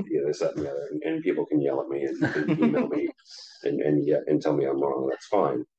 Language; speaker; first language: English; native; English